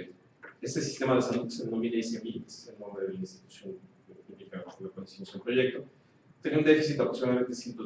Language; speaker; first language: Spanish; native; Spanish